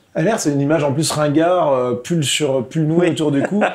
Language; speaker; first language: French; native; French